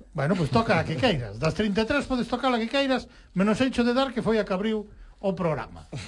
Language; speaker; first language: Galician; native; Galician